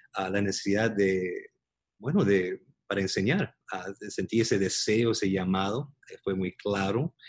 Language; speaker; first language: Spanish; early bilingual, heritage; Spanish